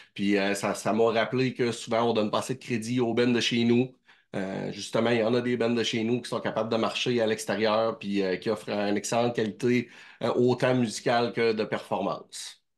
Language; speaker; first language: French; native; French